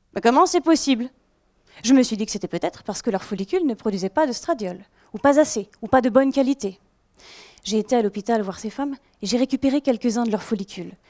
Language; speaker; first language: French; native; French